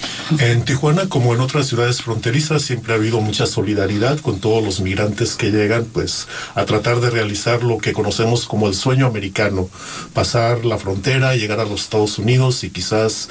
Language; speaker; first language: Spanish; native; Spanish